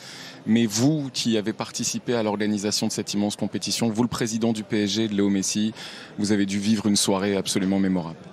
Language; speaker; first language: French; native; French